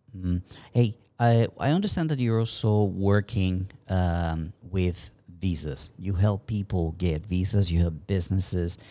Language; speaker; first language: English; non-native, fluent; Spanish